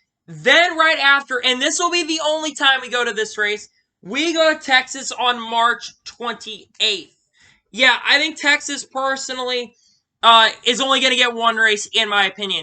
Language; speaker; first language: English; native; English